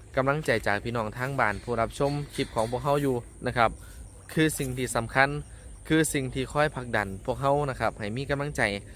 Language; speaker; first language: Thai; non-native, local second language; Northeastern Thai